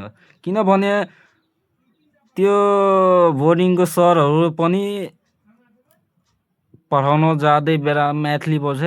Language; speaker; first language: Nepali; non-native, local second language; Maithili